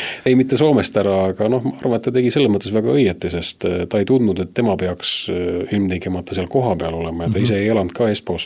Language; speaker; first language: Estonian; native; Estonian